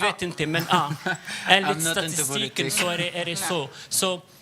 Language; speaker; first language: Swedish; non-native, fluent; Arabic